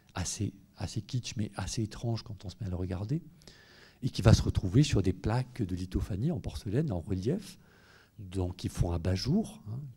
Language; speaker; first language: French; native; French